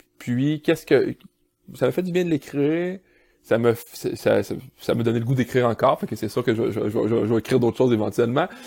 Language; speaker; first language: French; native; French